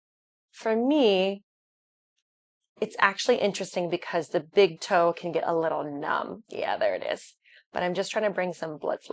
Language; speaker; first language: English; native; English